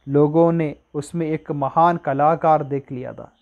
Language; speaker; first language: Hindi; non-native, local second language; Malayalam